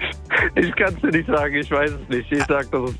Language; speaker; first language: German; native; German